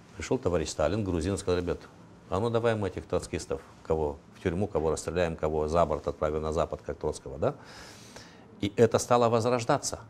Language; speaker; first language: Russian; non-native, local second language; Romanian